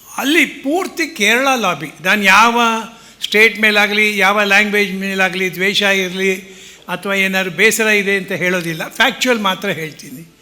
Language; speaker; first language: Kannada; early bilingual, heritage; Kannada